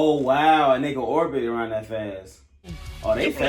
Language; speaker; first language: English; native; English